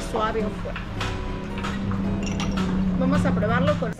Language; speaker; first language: Spanish; native; Spanish